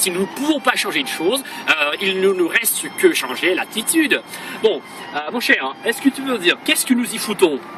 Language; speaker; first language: French; non-native, fluent; Russian